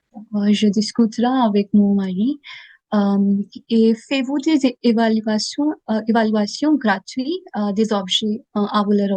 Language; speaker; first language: French; non-native, learner; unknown